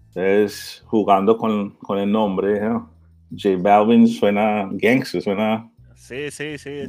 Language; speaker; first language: Spanish; early bilingual, heritage; Spanish